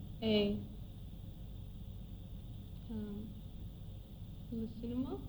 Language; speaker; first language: French; non-native, learner; English